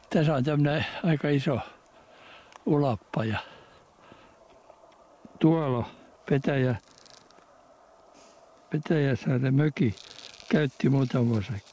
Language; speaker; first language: Finnish; native; Finnish